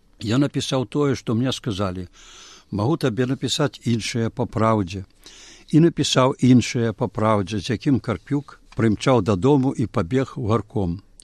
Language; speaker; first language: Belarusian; native; Belarusian